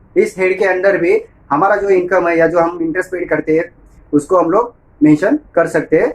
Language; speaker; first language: Hindi; non-native, local second language; Marathi